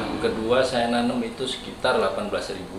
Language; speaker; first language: Indonesian; native; Indonesian